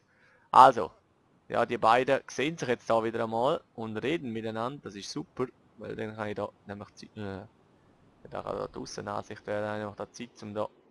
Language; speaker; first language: German; native; German